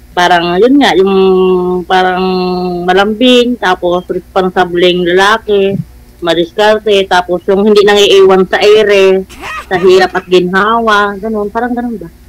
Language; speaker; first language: Filipino; native; Filipino